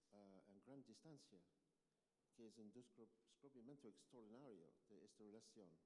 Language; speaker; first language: Spanish; non-native, learner; English